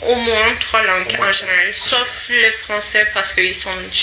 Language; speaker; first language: French; non-native, fluent; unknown